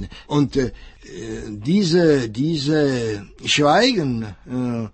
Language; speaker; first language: German; non-native, fluent; Czech